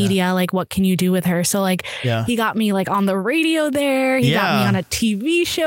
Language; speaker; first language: English; early bilingual, other home language; Urdu